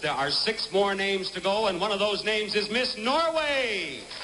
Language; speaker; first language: English; native; English